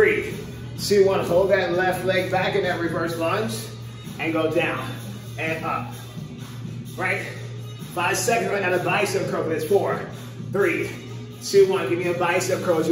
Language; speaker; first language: English; native; English